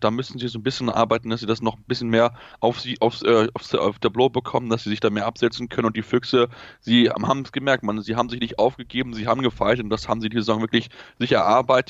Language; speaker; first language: German; native; German